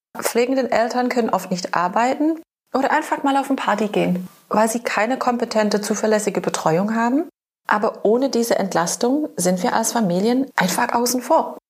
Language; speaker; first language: German; non-native, fluent; English